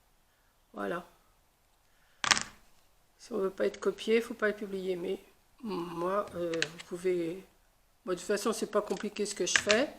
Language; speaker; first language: French; native; French